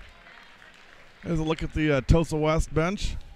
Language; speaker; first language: English; native; English